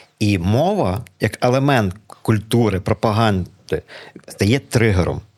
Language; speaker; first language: Ukrainian; native; Ukrainian